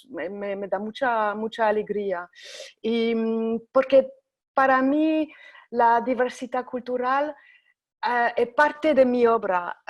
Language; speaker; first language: Spanish; non-native, fluent; French